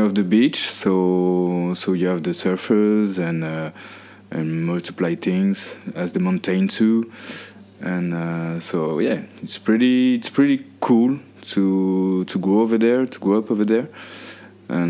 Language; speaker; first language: English; non-native, fluent; French